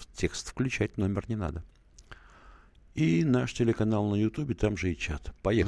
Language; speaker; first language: Russian; native; Russian